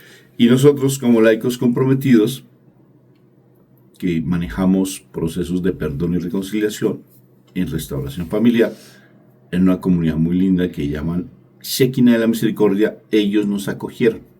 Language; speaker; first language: Spanish; native; Spanish